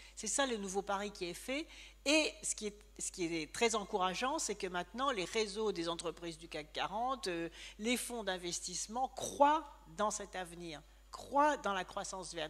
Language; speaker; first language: French; native; French